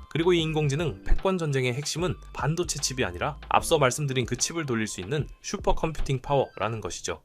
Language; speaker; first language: Korean; native; Korean